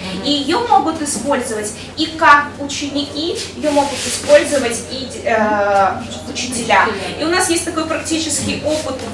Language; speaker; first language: Russian; native; Russian